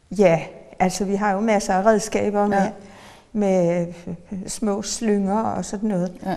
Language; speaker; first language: Danish; native; Danish